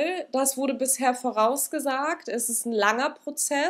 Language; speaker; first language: German; native; German